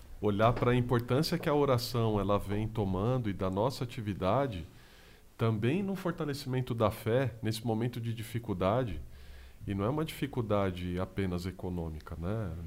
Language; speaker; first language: Portuguese; native; Portuguese